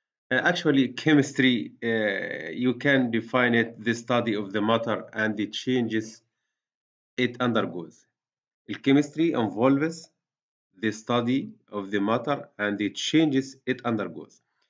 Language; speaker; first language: English; non-native, fluent; Arabic